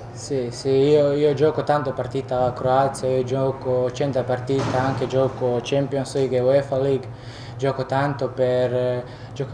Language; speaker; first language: Italian; non-native, learner; Croatian